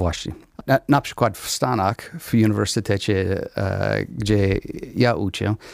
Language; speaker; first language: Polish; non-native, learner; English